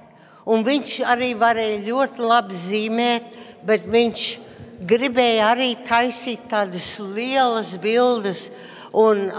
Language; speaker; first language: Latvian; early bilingual, heritage; Latvian